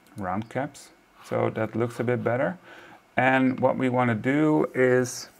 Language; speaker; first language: English; non-native, fluent; Dutch